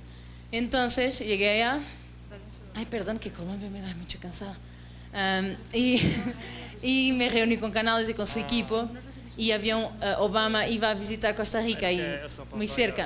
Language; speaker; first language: Spanish; non-native, fluent; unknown